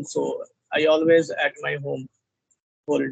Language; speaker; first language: English; non-native, learner; Hindi